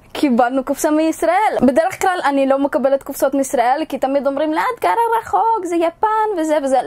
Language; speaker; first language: Hebrew; early bilingual, other home language; Russian